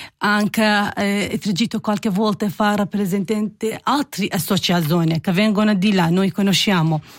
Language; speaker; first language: Italian; non-native, learner; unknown